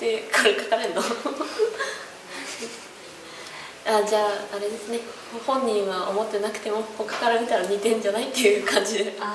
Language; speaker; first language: Japanese; native; Japanese